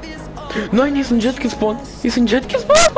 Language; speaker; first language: German; native; German